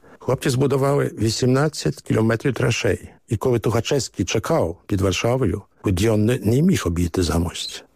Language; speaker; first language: Ukrainian; early bilingual, heritage; Ukrainian